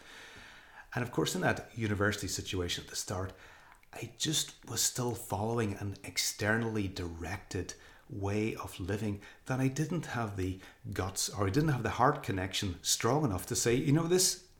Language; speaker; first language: English; native; English